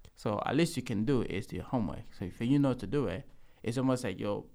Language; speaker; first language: English; early bilingual, other home language; Lingala